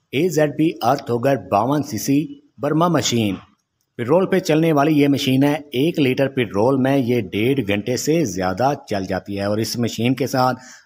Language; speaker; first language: Urdu; non-native, local second language; Saraiki